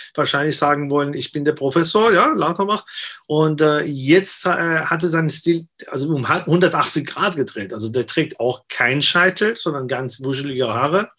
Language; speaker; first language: German; non-native, fluent; Persian